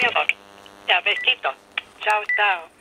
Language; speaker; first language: Spanish; native; Spanish